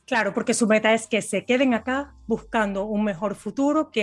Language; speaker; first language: Spanish; native; Spanish